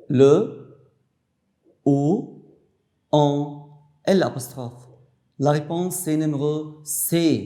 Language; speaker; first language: French; non-native, fluent; Arabic